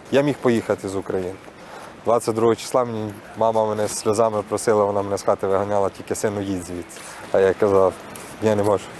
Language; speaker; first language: Ukrainian; native; Ukrainian